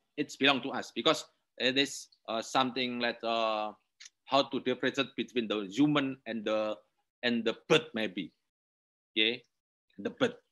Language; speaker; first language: English; non-native, learner; Indonesian